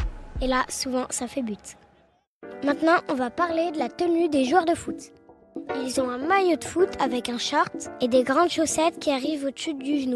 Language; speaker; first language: French; native; French